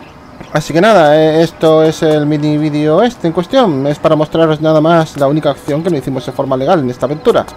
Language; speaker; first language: Spanish; native; Spanish